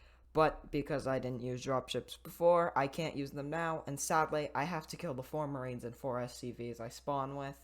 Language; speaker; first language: English; native; English